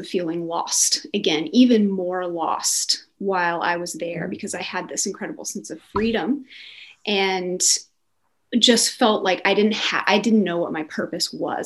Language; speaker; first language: English; native; English